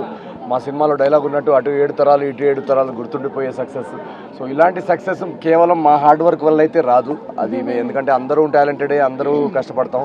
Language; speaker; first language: Telugu; native; Telugu